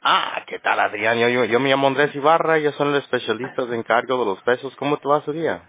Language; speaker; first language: Spanish; early bilingual, heritage; English